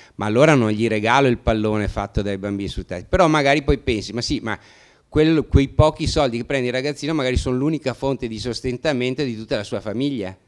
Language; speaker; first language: Italian; native; Italian